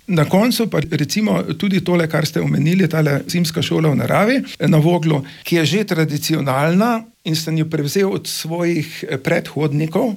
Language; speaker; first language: Slovenian; native; Slovenian